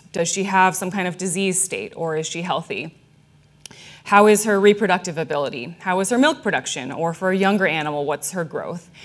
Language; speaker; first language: English; native; English